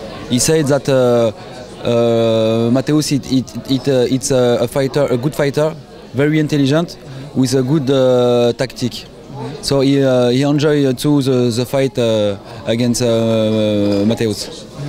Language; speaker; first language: English; non-native, learner; French